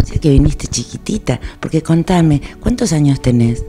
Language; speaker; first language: Spanish; native; Spanish